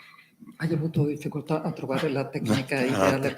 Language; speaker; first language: Italian; non-native, fluent; Spanish